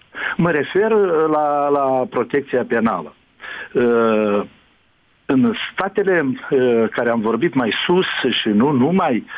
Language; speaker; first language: Romanian; native; Romanian